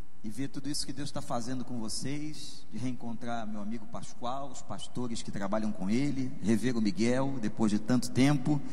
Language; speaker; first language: Portuguese; native; Portuguese